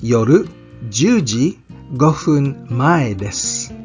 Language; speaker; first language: Japanese; non-native, fluent; Filipino